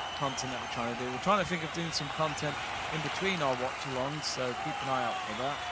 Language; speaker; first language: English; native; English